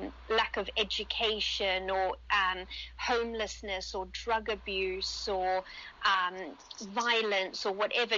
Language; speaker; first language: English; native; English